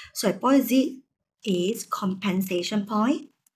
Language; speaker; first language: English; non-native, local second language; Chinese